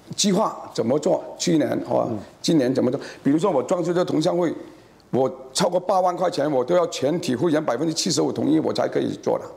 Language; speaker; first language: Chinese; native; Chinese